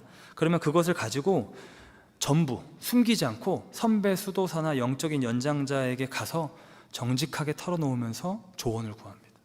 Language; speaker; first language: Korean; native; Korean